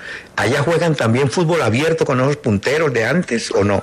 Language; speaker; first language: Spanish; native; Spanish